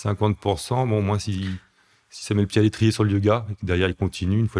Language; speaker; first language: French; native; French